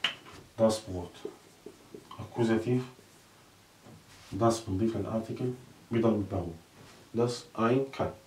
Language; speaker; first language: German; non-native, learner; Arabic